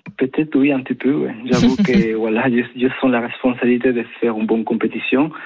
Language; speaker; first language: French; non-native, fluent; Spanish